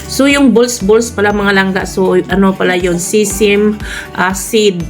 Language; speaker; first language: Filipino; non-native, local second language; Cebuano